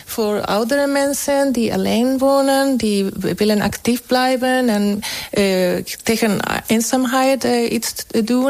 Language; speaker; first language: Dutch; non-native, fluent; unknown